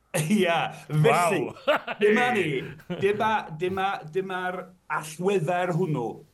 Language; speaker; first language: Welsh; non-native, fluent; English